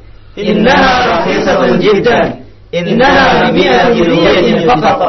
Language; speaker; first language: Arabic; non-native, learner; Indonesian